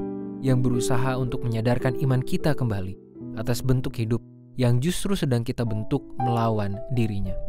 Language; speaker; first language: Indonesian; native; Indonesian